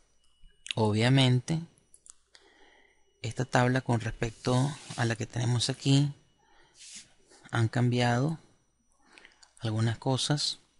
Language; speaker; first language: Spanish; native; Spanish